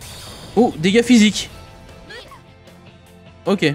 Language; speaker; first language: French; native; French